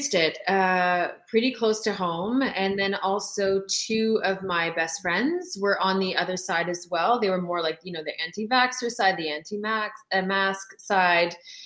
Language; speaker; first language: English; non-native, fluent; French